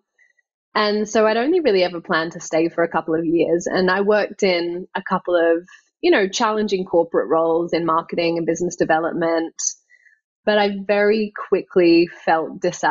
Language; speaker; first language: English; native; English